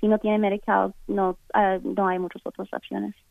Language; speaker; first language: Spanish; early bilingual, heritage; Spanish